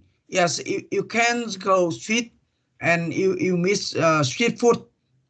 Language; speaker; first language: English; non-native, learner; Vietnamese